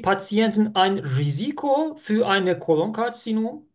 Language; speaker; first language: German; non-native, fluent; Turkish